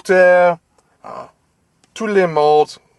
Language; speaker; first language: French; non-native, learner; English